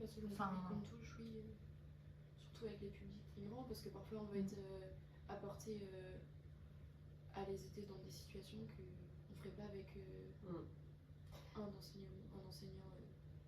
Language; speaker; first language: French; native; French